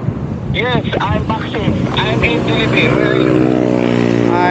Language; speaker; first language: English; non-native, local second language; Cebuano